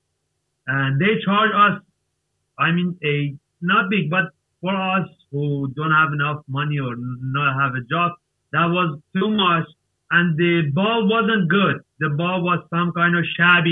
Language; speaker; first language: English; non-native, learner; Persian